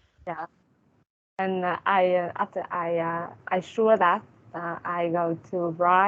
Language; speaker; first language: English; non-native, learner; Vietnamese